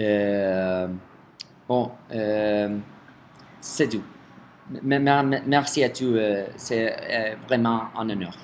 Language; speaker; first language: French; non-native, fluent; Spanish